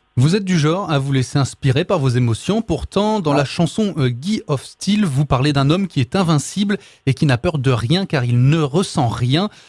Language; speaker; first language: French; native; French